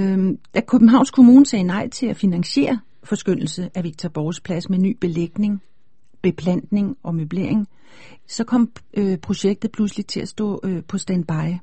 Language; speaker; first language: Danish; native; Danish